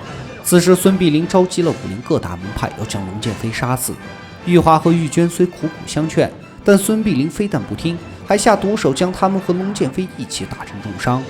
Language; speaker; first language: Chinese; native; Chinese